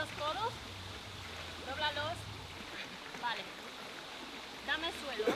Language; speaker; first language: Spanish; native; Spanish